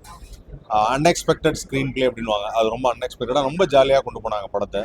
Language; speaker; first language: Tamil; native; Tamil